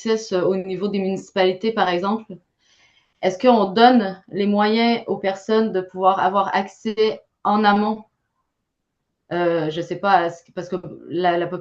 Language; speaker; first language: French; native; French